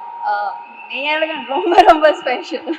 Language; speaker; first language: Tamil; non-native, fluent; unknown